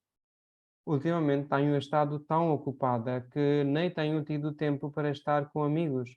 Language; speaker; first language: Portuguese; non-native, fluent; Hindi